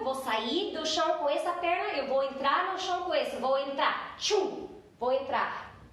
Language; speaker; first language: Portuguese; non-native, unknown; English